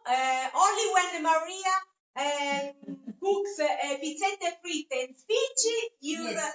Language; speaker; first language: English; non-native, fluent; Italian